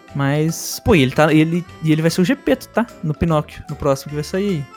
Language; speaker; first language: Portuguese; early bilingual, other home language; Spanish